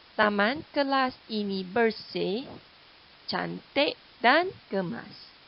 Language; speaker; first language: Malay; non-native, local second language; Chinese